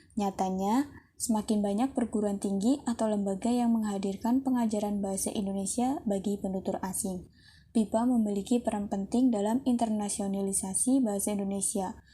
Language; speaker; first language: Indonesian; native; Indonesian